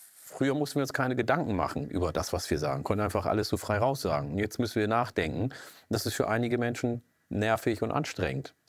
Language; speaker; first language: German; early bilingual, other home language; Oromo